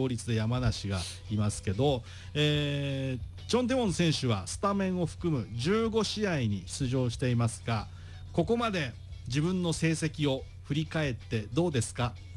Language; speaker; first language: Japanese; native; Japanese